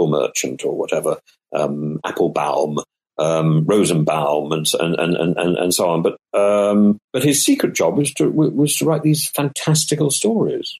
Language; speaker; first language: English; native; English